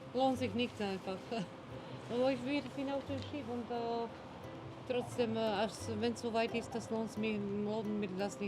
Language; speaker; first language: German; non-native, learner; Polish